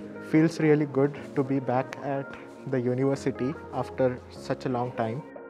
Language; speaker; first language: English; non-native, local second language; Marathi